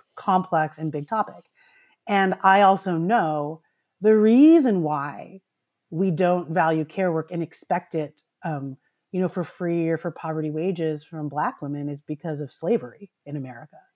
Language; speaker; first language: English; early bilingual, other home language; Filipino